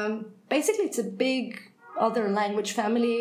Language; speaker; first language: English; non-native, fluent; Hungarian